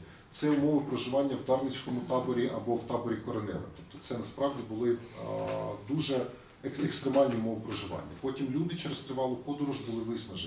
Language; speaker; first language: Ukrainian; native; Ukrainian